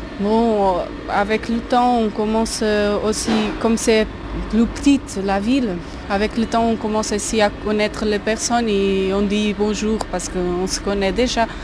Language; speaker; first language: French; non-native, learner; Portuguese